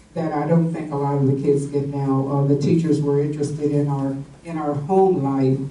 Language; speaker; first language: English; native; English